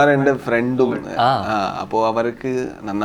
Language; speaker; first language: Malayalam; non-native, local second language; Kannada